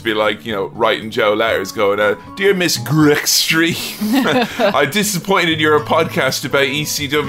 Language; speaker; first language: English; native; English